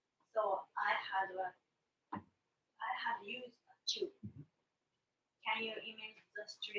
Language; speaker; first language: English; non-native, learner; Japanese